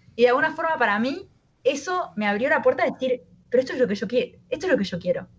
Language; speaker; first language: Spanish; native; Spanish